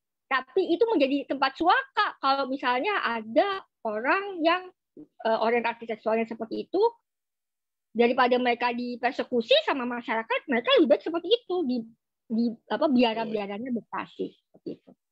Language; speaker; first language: Indonesian; native; Indonesian